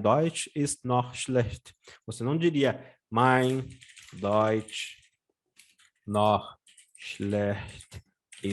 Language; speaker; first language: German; non-native, fluent; Portuguese